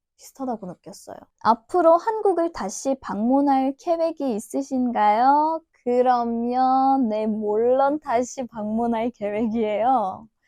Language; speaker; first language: Korean; non-native, fluent; Turkish